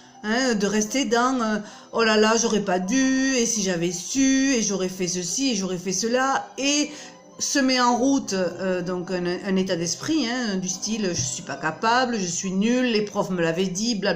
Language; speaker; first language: French; native; French